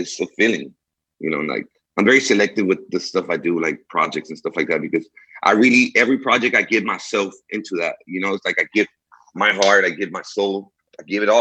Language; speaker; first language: English; early bilingual, other home language; Spanish